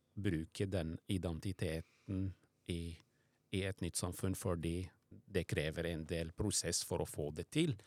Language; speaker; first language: Norwegian; non-native, fluent; Arabic